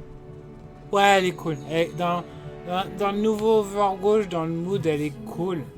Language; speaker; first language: French; native; French